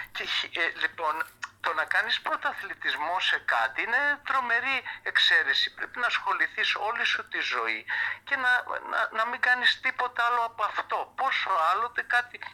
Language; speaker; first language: Greek; early bilingual, heritage; Greek